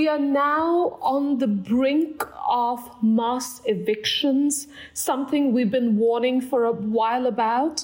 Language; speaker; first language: English; non-native, local second language; Bangla